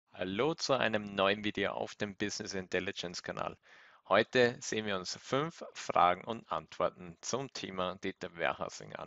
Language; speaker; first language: German; native; German